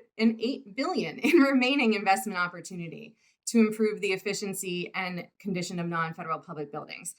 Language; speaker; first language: English; native; English